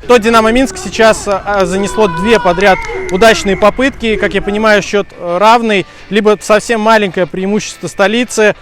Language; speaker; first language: Russian; native; Russian